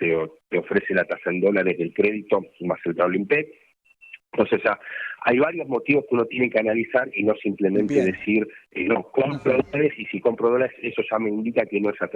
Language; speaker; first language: Spanish; native; Spanish